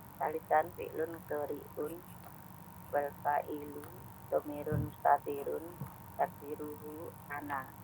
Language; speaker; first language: Arabic; non-native, learner; Indonesian